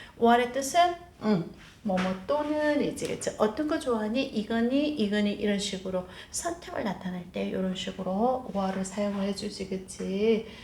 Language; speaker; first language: Korean; native; Korean